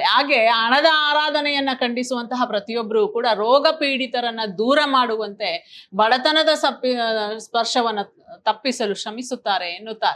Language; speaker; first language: Kannada; native; Kannada